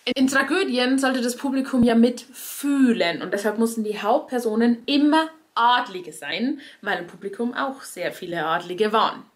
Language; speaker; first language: German; native; German